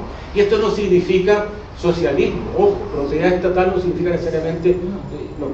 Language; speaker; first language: Spanish; native; Spanish